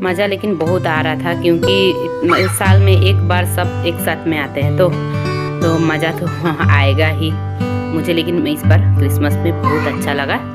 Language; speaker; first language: Hindi; native; Hindi